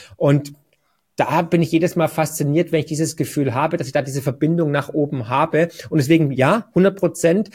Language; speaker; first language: German; native; German